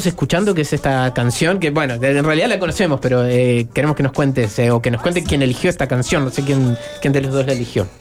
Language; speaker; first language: Spanish; native; Spanish